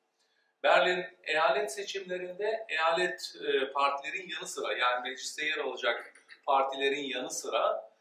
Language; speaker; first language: Turkish; early bilingual, heritage; Turkish